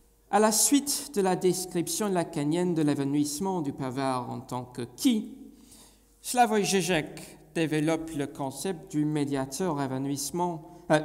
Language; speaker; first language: French; non-native, fluent; English